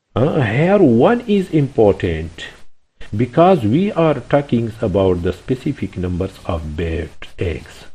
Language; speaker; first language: English; non-native, local second language; Urdu